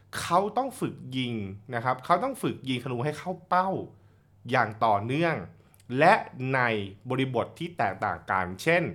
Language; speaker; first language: Thai; native; Thai